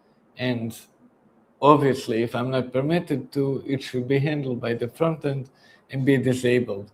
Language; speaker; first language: English; non-native, fluent; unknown